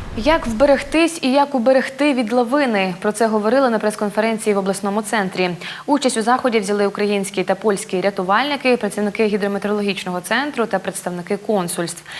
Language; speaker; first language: Ukrainian; native; Ukrainian